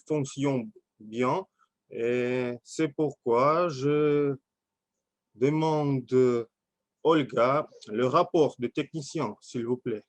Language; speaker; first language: French; non-native, fluent; Russian